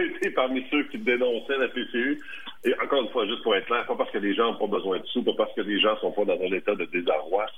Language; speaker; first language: French; native; French